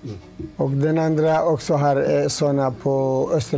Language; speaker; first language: Swedish; non-native, learner; Turoyo